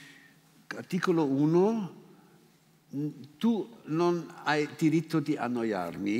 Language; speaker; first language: Italian; non-native, fluent; German